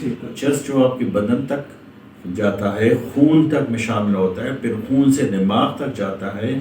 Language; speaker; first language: Urdu; native; Urdu